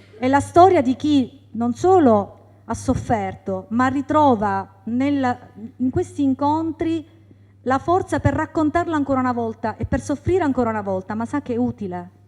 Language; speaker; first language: Italian; native; Italian